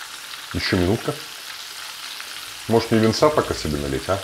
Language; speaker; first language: Russian; native; Russian